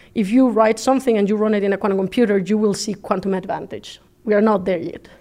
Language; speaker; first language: English; non-native, fluent; Spanish